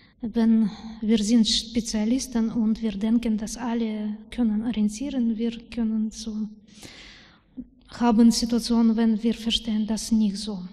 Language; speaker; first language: German; non-native, learner; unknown